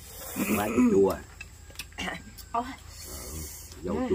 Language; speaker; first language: Vietnamese; native; Vietnamese